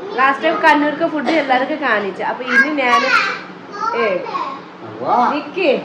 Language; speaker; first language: Malayalam; non-native, learner; Nepali